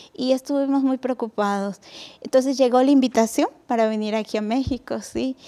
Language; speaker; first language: Spanish; native; Spanish